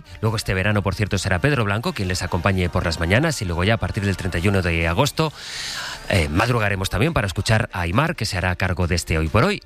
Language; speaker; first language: Spanish; native; Spanish